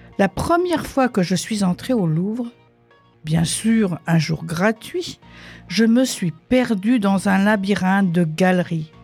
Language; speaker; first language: French; non-native, fluent; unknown